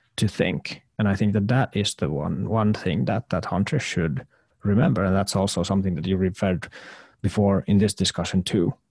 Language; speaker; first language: English; non-native, fluent; Finnish